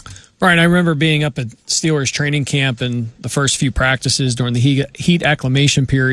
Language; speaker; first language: English; native; English